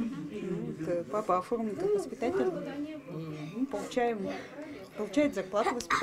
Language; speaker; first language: Russian; native; Russian